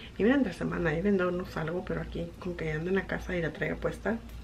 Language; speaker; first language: Spanish; early bilingual, heritage; Spanish